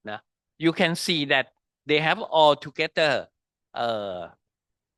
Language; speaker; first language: English; non-native, learner; Thai